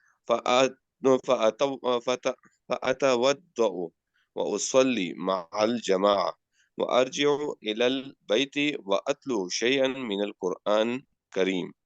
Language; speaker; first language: Arabic; non-native, learner; Urdu